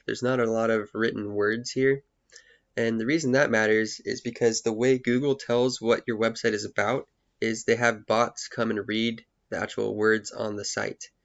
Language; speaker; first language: English; native; English